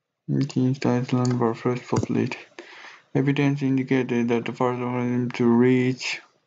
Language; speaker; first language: English; non-native, learner; Japanese